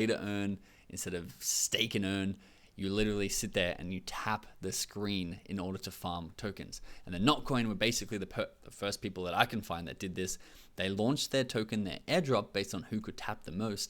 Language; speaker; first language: English; native; English